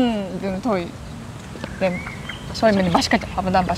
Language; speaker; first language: Kyrgyz; non-native, learner; Japanese